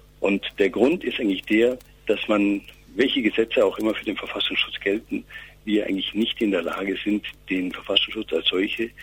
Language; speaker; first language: German; native; German